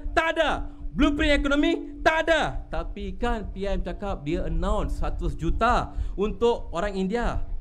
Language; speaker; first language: Malay; non-native, local second language; Tamil